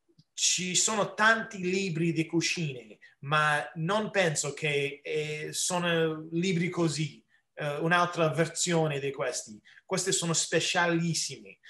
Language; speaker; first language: Italian; early bilingual, heritage; English